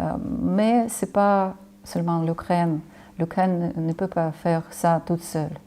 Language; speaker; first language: French; non-native, fluent; Ukrainian